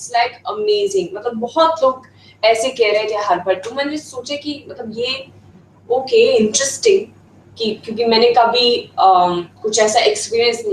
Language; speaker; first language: Hindi; non-native, fluent; Swedish